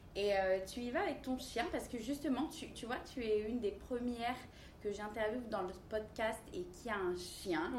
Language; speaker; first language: French; native; French